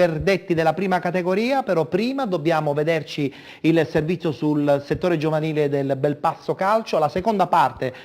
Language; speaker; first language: Italian; native; Italian